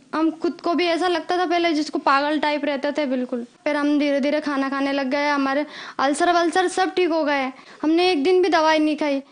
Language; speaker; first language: Hindi; native; Hindi